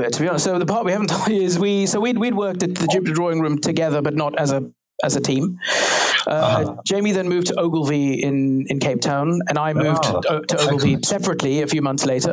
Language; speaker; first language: English; native; English